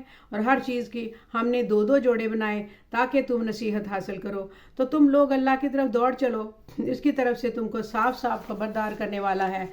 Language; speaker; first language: Urdu; native; Urdu